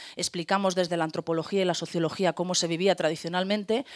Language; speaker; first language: Spanish; native; Spanish